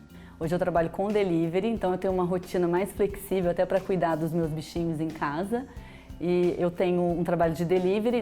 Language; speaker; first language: Portuguese; native; Portuguese